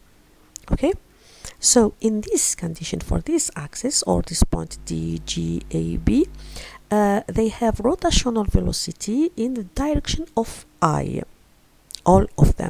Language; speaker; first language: English; non-native, fluent; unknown